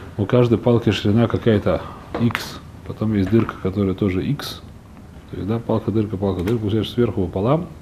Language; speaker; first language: Russian; early bilingual, heritage; Russian